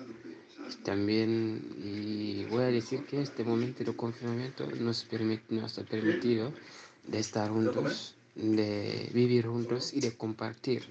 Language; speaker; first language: Spanish; non-native, learner; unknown